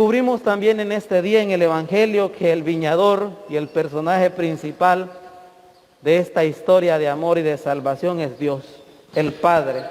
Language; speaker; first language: Spanish; native; Spanish